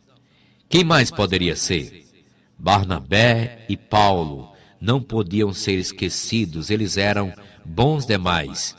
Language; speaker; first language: Portuguese; native; Portuguese